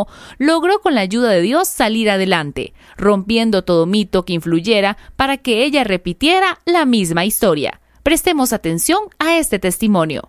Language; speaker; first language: Spanish; native; Spanish